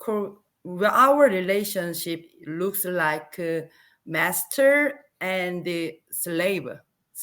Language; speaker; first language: English; non-native, learner; Korean